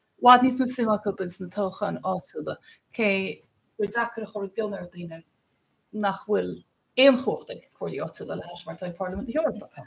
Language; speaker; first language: Irish; native; Irish